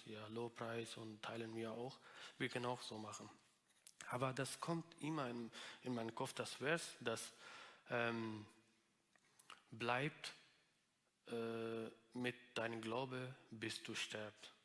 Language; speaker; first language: German; non-native, learner; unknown